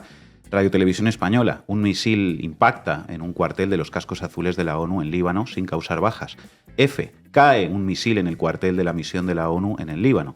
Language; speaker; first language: Spanish; native; Spanish